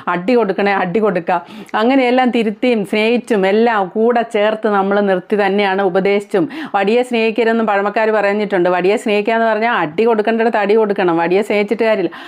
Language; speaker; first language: Malayalam; native; Malayalam